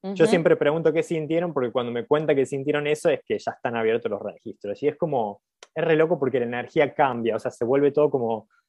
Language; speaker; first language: Spanish; native; Spanish